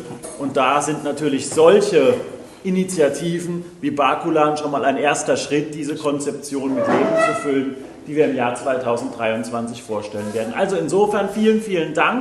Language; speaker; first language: German; native; German